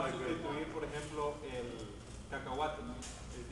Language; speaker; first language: Spanish; native; Spanish